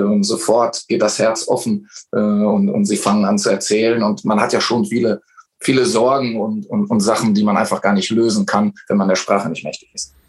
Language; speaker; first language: German; native; German